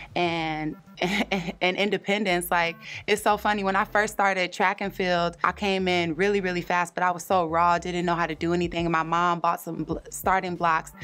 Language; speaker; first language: English; native; English